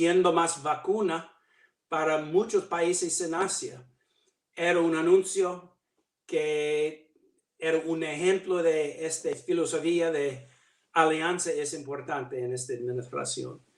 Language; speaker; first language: Spanish; non-native, learner; English